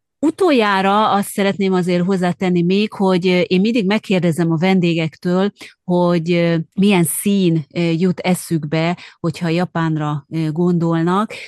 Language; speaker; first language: Hungarian; native; Hungarian